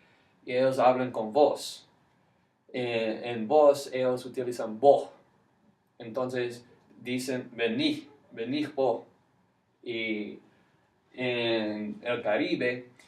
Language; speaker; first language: Spanish; non-native, fluent; English